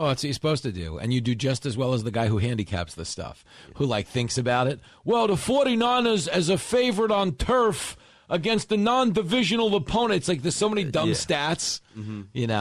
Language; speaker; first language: English; native; English